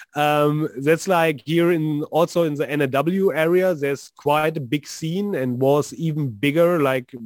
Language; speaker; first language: English; non-native, fluent; German